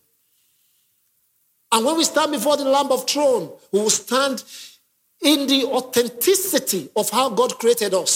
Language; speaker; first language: English; non-native, local second language; Yoruba